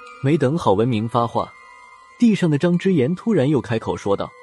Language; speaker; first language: Chinese; native; Chinese